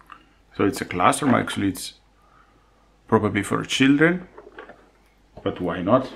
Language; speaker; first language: English; non-native, fluent; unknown